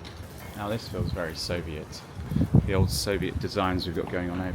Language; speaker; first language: English; native; English